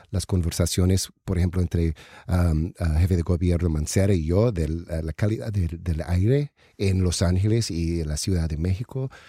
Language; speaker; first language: Spanish; non-native, learner; English